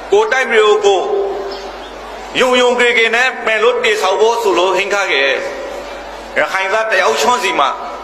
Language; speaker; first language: Burmese; native; Burmese